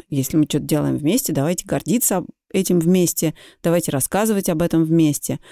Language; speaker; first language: Russian; native; Russian